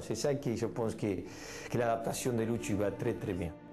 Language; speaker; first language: French; non-native, fluent; Spanish